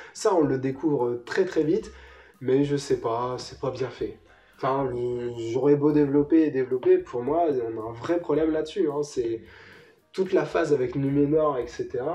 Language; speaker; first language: French; native; French